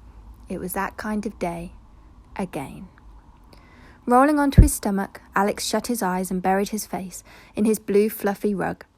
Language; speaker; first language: English; native; English